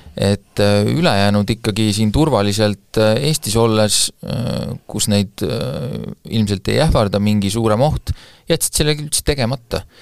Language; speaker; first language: Estonian; native; Estonian